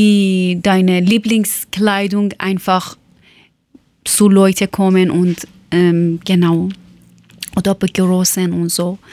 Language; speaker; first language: German; non-native, learner; Persian